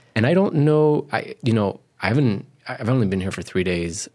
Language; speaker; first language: English; non-native, fluent; French